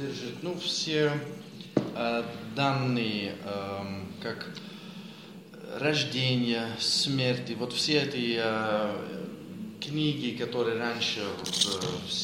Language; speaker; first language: Russian; non-native, learner; Dutch